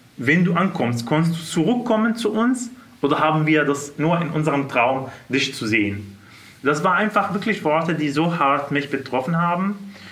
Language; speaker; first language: German; non-native, fluent; Arabic